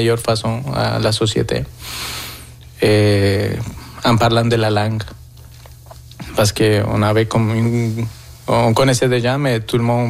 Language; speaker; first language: French; non-native, fluent; Spanish